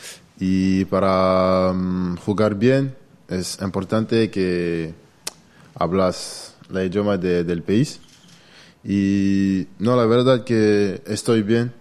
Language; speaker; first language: Spanish; non-native, learner; French